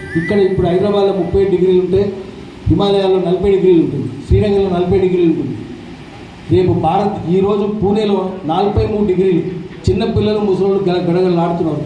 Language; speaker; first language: Telugu; native; Telugu